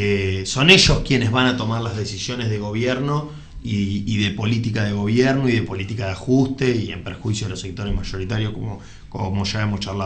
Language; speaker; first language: Spanish; native; Spanish